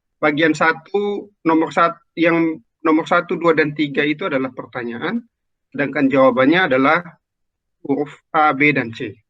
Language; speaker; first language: Indonesian; native; Indonesian